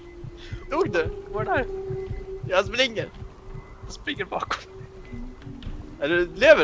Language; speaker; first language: Swedish; native; Swedish